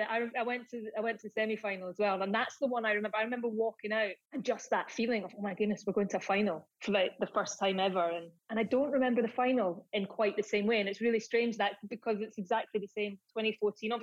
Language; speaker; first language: English; native; English